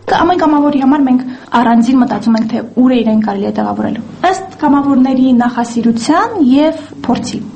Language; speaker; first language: Armenian; native; Armenian